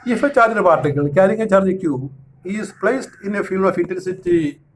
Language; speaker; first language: English; non-native, local second language; Malayalam